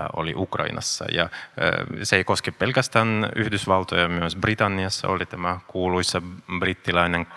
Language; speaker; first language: Finnish; non-native, fluent; Russian